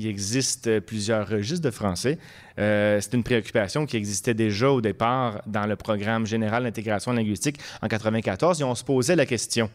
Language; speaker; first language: French; native; French